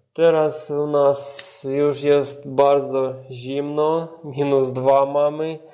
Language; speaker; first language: Polish; non-native, learner; Ukrainian